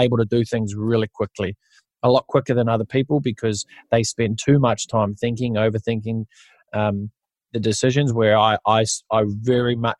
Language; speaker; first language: English; native; English